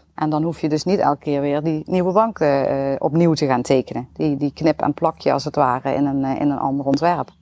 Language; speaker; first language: Dutch; native; Dutch